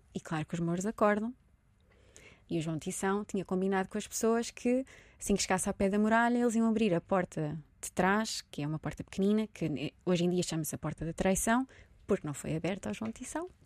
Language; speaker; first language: Portuguese; native; Portuguese